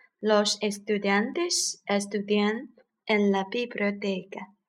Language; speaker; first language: Spanish; non-native, learner; Chinese